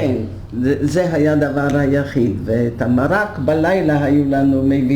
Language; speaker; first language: Hebrew; non-native, fluent; Polish